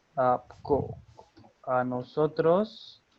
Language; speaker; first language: Spanish; non-native, fluent; Hindi